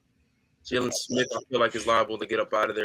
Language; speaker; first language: English; native; English